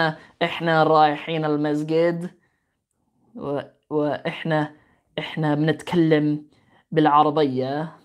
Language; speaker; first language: Arabic; non-native, fluent; English